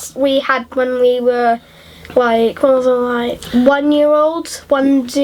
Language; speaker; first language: English; native; English